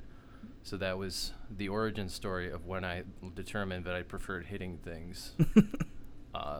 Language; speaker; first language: English; native; English